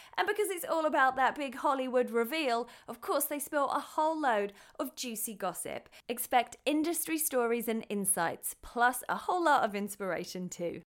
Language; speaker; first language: English; native; English